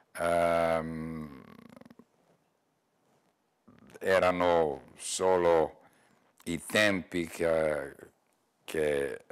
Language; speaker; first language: Italian; non-native, learner; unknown